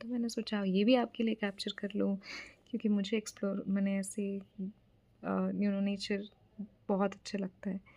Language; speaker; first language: Hindi; non-native, local second language; Bangla